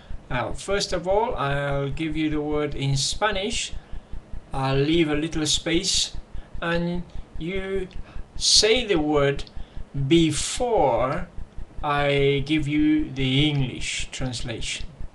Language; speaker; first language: English; native; English